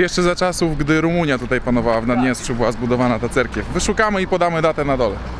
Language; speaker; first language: Polish; native; Polish